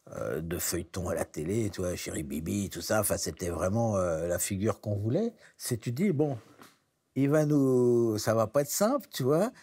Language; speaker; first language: French; native; French